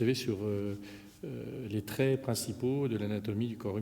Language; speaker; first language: French; native; French